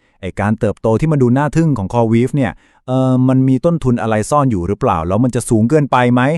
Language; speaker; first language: Thai; native; Thai